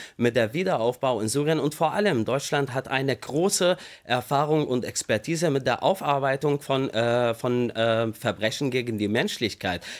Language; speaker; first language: German; non-native, fluent; Arabic